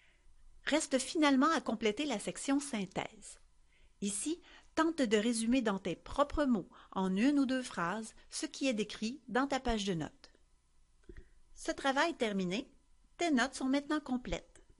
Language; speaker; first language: French; native; French